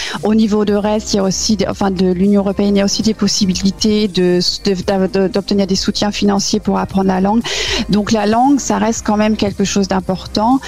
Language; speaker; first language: French; native; French